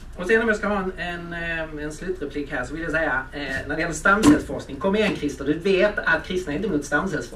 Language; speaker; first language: Swedish; native; Swedish